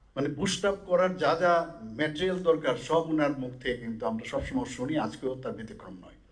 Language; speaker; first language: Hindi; non-native, local second language; Bangla